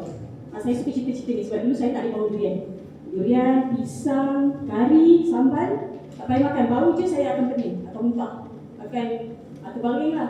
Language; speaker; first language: Malay; native; Malay